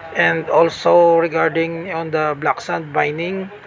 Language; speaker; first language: English; non-native, local second language; Hiligaynon